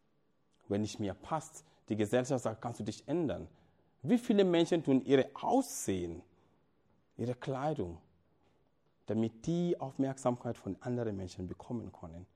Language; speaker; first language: German; non-native, fluent; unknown